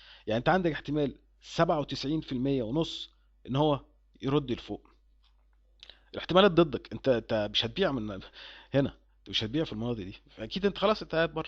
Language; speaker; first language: Arabic; native; Arabic